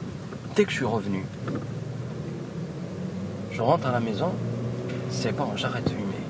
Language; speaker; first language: French; non-native, local second language; Kabyle